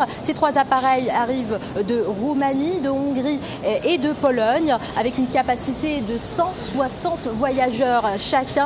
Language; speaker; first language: French; non-native, local second language; Arabic